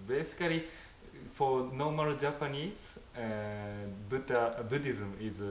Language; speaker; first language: English; non-native, fluent; Japanese